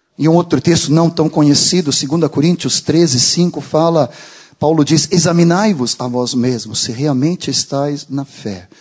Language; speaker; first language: Portuguese; non-native, fluent; Swedish